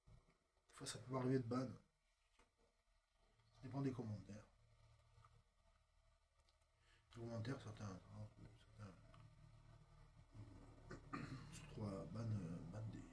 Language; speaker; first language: French; native; French